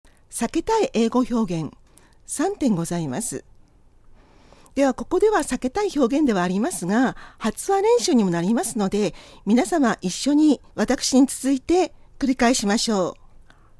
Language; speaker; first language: Japanese; native; Japanese